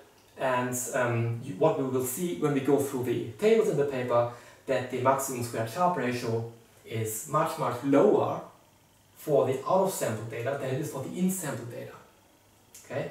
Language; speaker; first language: English; non-native, fluent; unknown